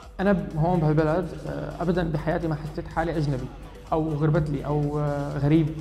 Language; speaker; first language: Arabic; native; Arabic